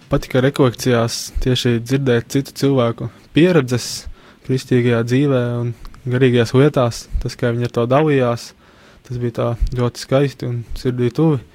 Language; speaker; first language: Latvian; native; Latvian